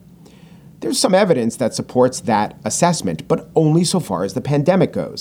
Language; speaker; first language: English; native; English